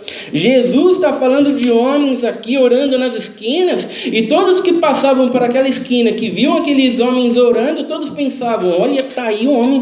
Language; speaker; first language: Portuguese; native; Portuguese